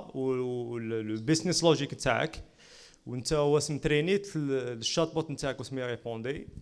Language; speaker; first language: French; non-native, local second language; Arabic